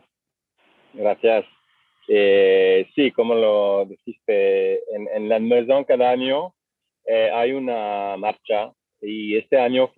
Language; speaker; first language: Spanish; non-native, fluent; French